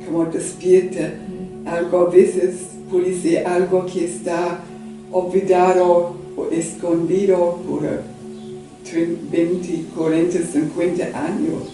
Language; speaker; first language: Spanish; non-native, learner; English